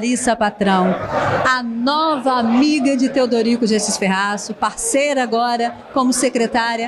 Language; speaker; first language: Portuguese; native; Portuguese